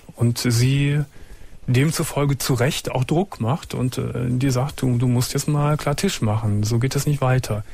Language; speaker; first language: German; native; German